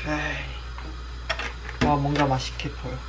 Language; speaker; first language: Korean; non-native, learner; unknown